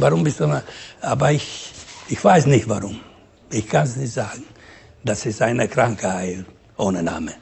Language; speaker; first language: German; non-native, learner; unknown